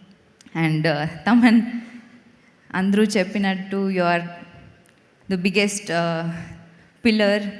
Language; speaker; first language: Telugu; non-native, learner; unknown